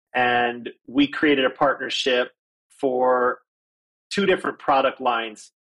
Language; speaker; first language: English; native; English